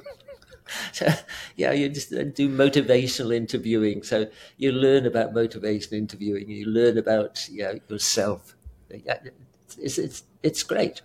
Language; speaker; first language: English; native; English